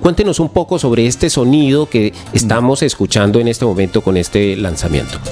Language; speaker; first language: Spanish; native; Spanish